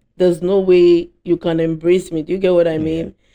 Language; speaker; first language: English; non-native, local second language; Akan